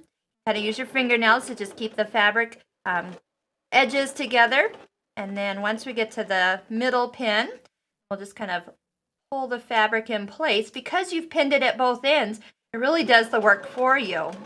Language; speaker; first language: English; native; English